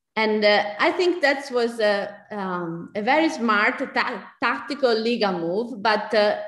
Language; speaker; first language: English; non-native, fluent; Italian